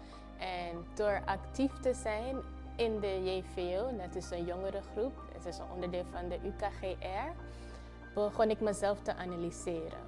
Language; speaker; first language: Dutch; non-native, fluent; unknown